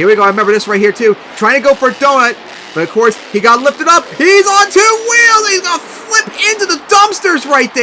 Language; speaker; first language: English; native; English